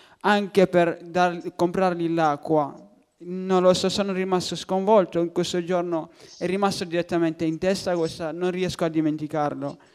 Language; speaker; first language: Italian; non-native, learner; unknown